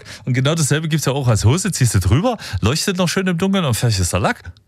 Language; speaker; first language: German; native; German